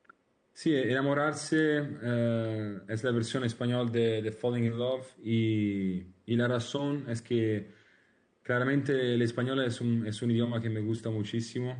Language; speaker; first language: Spanish; non-native, learner; Italian